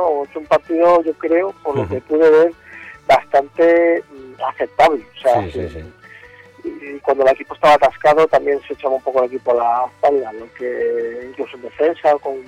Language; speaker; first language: Spanish; native; Spanish